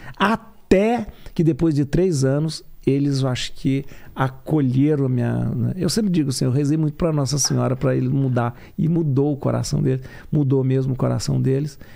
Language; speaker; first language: Portuguese; native; Portuguese